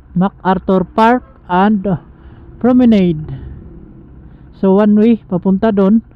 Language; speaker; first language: Filipino; non-native, local second language; Waray